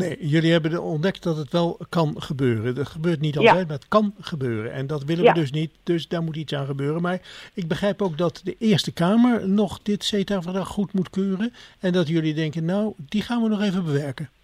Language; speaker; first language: Dutch; native; Dutch